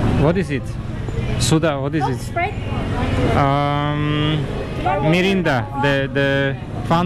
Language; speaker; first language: English; non-native, learner; Slovak